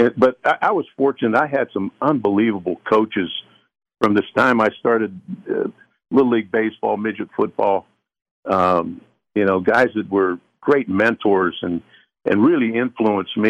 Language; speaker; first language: English; early bilingual, other home language; Spanish